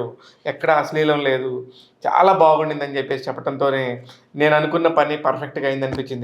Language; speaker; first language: Telugu; native; Telugu